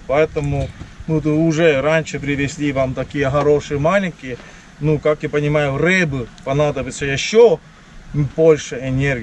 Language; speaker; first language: Russian; non-native, learner; Estonian